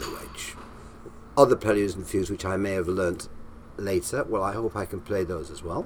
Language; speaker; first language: English; native; English